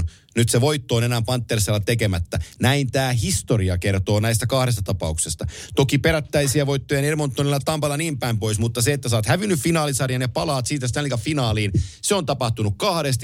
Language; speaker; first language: Finnish; native; Finnish